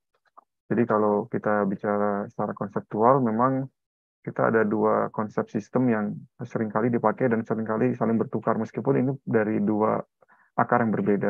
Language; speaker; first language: Indonesian; native; Indonesian